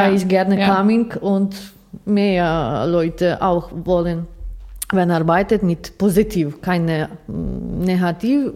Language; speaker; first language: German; non-native, learner; Ukrainian